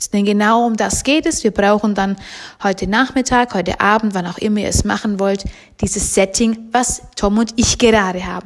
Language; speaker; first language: German; native; German